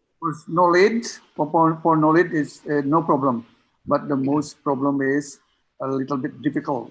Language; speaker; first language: English; non-native, learner; Indonesian